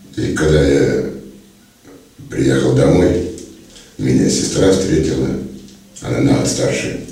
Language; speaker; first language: Russian; native; Russian